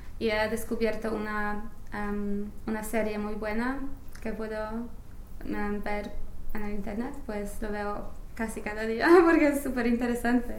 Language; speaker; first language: Spanish; non-native, fluent; English